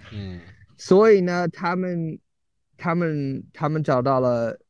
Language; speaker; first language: Chinese; non-native, learner; English